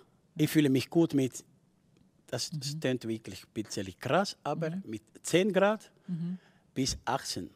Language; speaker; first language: German; non-native, fluent; Spanish